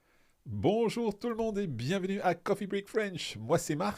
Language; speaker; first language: French; non-native, fluent; English